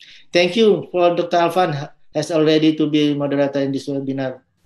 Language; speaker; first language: English; non-native, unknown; Indonesian